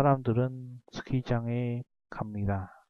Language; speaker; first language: Korean; non-native, learner; Vietnamese